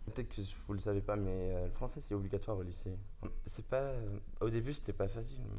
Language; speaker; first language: French; non-native, learner; Dutch